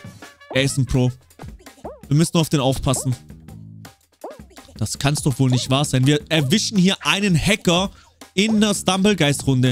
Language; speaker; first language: German; native; German